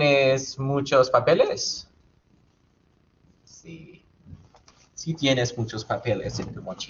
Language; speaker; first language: Spanish; non-native, fluent; English